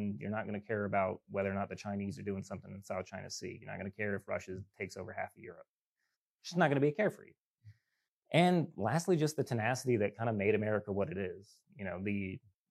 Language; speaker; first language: English; native; English